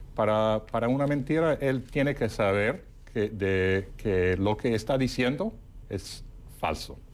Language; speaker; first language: Spanish; non-native, fluent; English